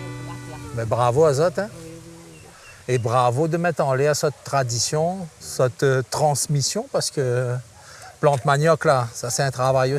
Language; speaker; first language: French; native; French